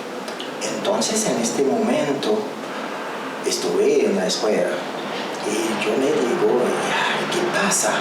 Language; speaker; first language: Spanish; non-native, learner; Haitian Creole